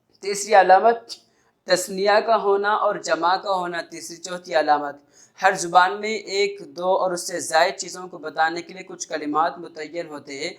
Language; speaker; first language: Urdu; native; Urdu